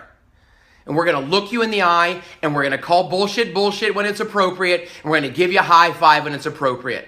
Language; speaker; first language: English; native; English